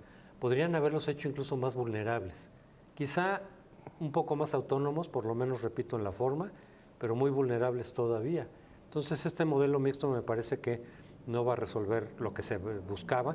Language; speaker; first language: Spanish; native; Spanish